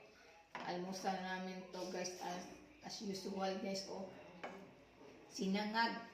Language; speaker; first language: Filipino; native; Filipino